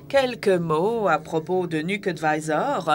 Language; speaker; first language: French; native; French